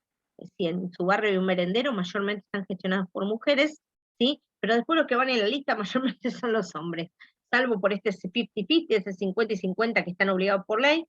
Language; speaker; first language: Spanish; native; Spanish